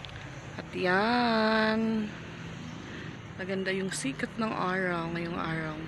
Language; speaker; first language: Filipino; native; Filipino